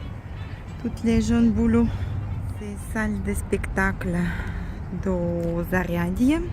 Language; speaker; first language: French; non-native, fluent; Russian